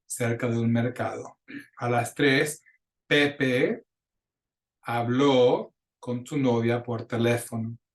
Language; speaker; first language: Spanish; non-native, fluent; English